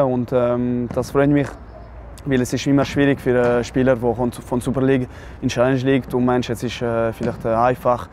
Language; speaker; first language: German; non-native, local second language; French